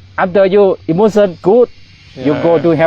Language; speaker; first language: English; non-native, learner; Thai